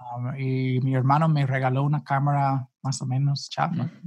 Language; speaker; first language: Spanish; non-native, fluent; English